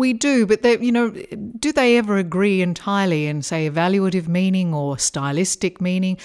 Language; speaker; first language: English; native; English